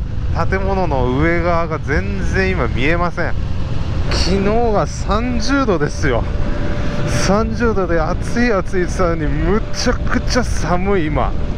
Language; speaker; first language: Japanese; native; Japanese